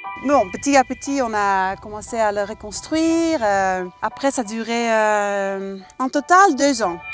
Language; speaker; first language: French; non-native, fluent; Dutch